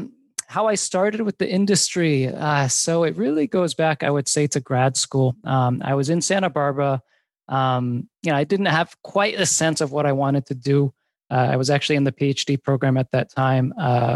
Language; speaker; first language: English; native; English